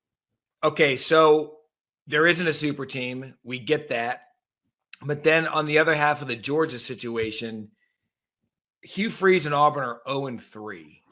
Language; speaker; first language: English; native; English